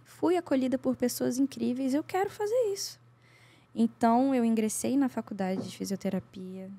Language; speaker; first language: Portuguese; native; Portuguese